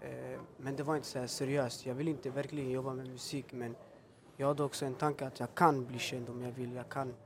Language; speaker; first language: Swedish; early bilingual, other home language; Albanian